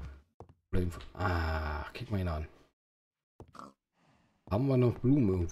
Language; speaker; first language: German; native; German